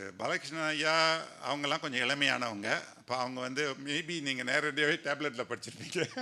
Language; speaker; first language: Tamil; native; Tamil